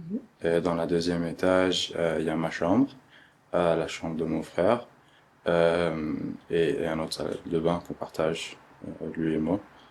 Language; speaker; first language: French; early bilingual, other home language; Arabic